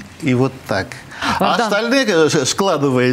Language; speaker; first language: Russian; non-native, fluent; Armenian